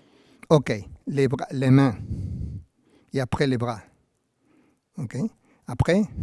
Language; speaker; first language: French; non-native, fluent; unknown